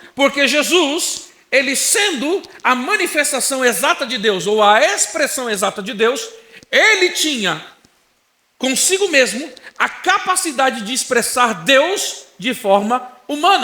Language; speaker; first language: Portuguese; native; Portuguese